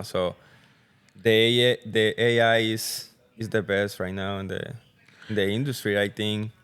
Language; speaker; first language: English; non-native, learner; Spanish